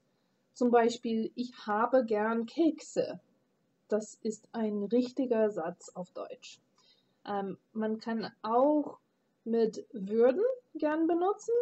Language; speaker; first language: German; non-native, fluent; English